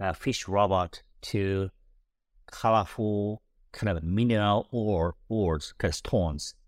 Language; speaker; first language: English; non-native, fluent; Japanese